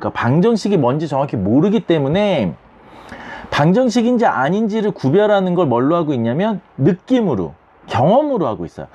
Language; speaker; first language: Korean; native; Korean